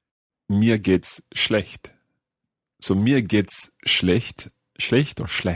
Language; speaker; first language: German; non-native, learner; English